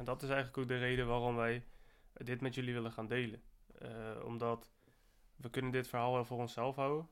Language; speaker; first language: Dutch; native; Dutch